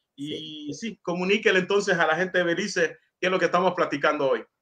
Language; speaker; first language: Spanish; native; Spanish